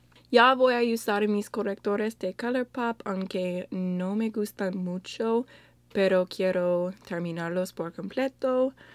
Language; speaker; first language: Spanish; non-native, learner; English